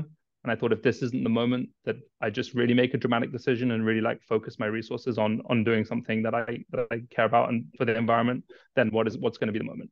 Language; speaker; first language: English; native; English